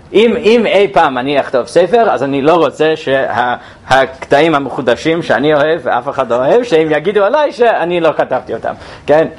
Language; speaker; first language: Hebrew; non-native, fluent; English